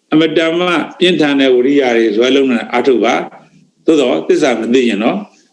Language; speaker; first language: Burmese; native; Burmese